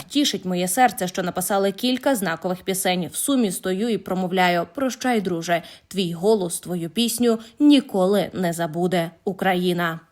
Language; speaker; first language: Ukrainian; native; Ukrainian